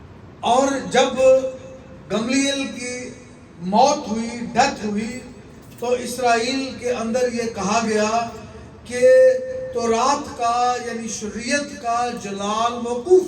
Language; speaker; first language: Urdu; native; Urdu